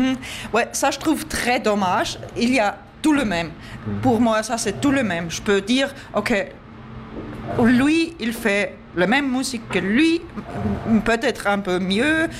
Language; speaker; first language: French; non-native, learner; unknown